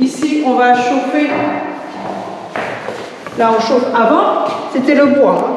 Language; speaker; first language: French; native; French